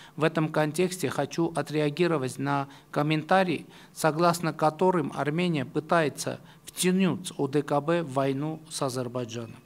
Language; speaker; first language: Russian; non-native, local second language; Armenian